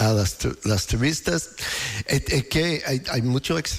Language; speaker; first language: Spanish; non-native, fluent; English